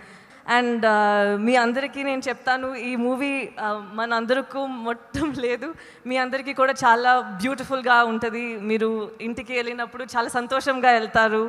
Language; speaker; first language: Telugu; non-native, local second language; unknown